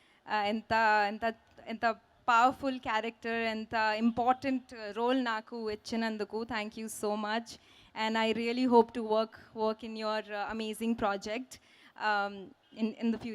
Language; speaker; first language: Telugu; non-native, learner; Hindi